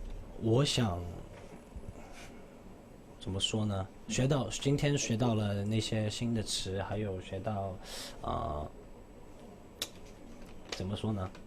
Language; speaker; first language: Chinese; non-native, local second language; Cantonese